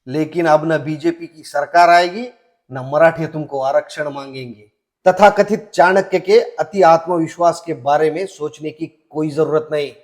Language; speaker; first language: Hindi; non-native, local second language; Marathi